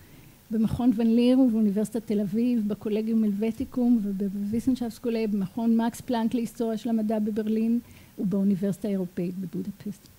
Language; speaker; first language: Hebrew; native; Hebrew